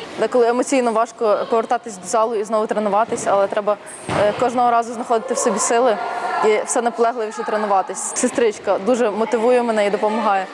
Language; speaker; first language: Ukrainian; native; Ukrainian